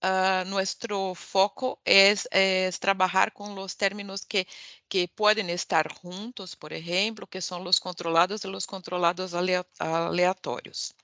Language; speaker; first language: Spanish; non-native, fluent; Portuguese